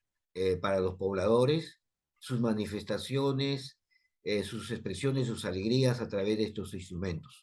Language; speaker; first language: Spanish; native; Spanish